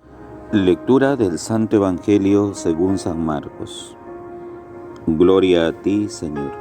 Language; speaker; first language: Spanish; native; Spanish